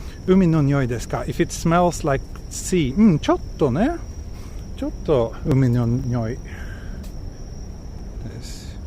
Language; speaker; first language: Japanese; non-native, fluent; Swedish